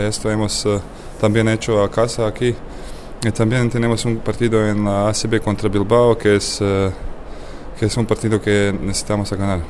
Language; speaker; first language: Spanish; non-native, learner; Bosnian